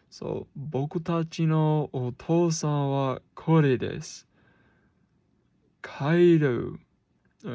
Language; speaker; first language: Japanese; non-native, learner; English